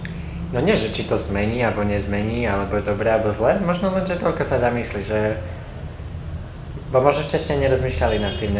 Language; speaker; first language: Polish; non-native, learner; Slovak